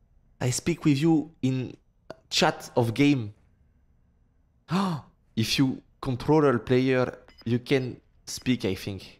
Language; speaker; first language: English; non-native, learner; French